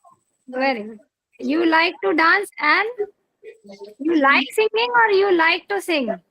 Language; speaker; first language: English; non-native, fluent; Hindi